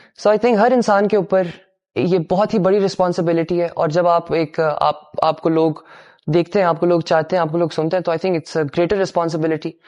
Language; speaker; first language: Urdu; early bilingual, heritage; Urdu